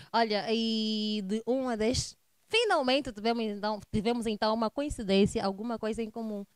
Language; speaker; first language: Portuguese; native; Portuguese